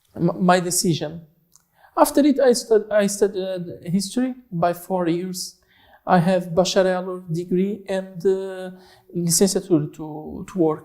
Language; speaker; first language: English; non-native, learner; Portuguese